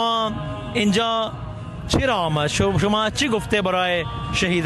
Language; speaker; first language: Persian; non-native, learner; Urdu